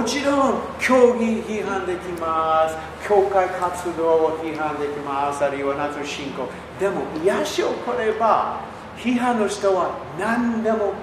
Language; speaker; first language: Japanese; non-native, learner; English